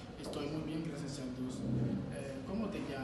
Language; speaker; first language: Spanish; non-native, learner; French